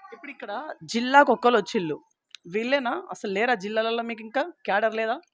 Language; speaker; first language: Telugu; native; Telugu